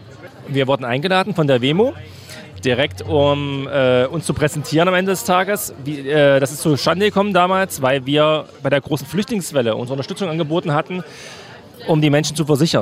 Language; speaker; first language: German; native; German